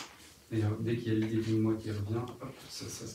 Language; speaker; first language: French; native; French